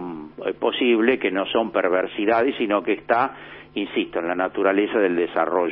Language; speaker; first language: Spanish; native; Spanish